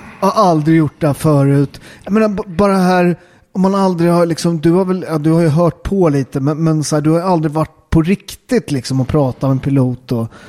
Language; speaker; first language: Swedish; native; Swedish